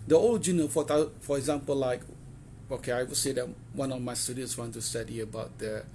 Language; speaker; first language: English; non-native, local second language; Malay